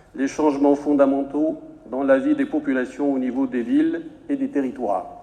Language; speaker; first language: French; non-native, local second language; Arabic